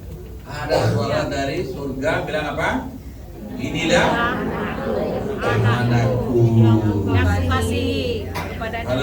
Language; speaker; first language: Indonesian; non-native, learner; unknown